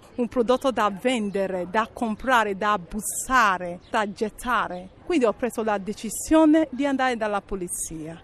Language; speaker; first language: Italian; non-native, fluent; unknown